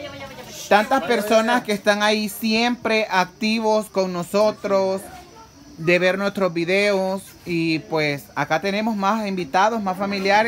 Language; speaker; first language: Spanish; native; Spanish